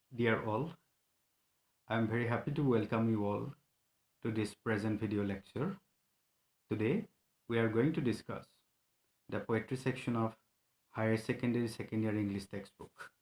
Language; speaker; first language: English; non-native, local second language; Assamese